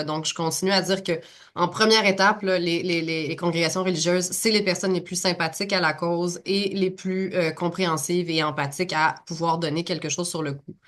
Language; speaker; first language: French; native; French